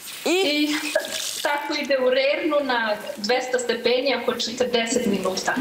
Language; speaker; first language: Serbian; early bilingual, heritage; Serbian